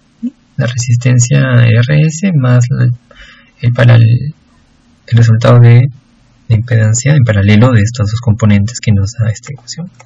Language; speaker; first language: Spanish; native; Spanish